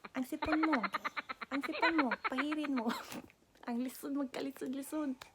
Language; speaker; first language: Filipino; non-native, local second language; Cebuano